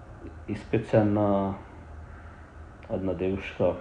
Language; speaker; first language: Russian; non-native, learner; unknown